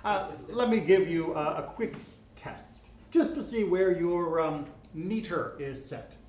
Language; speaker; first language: English; native; English